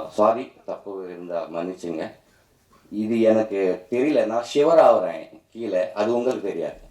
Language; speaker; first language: Tamil; non-native, local second language; Telugu